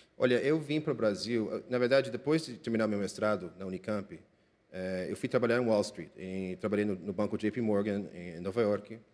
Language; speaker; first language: Portuguese; non-native, fluent; English